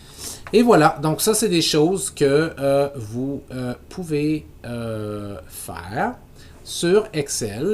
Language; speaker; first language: French; native; French